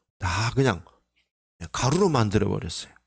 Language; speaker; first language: Korean; native; Korean